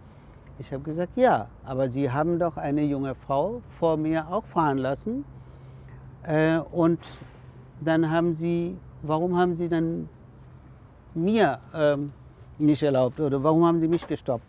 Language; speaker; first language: German; non-native, fluent; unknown